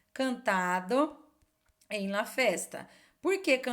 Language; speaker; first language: Spanish; non-native, learner; Portuguese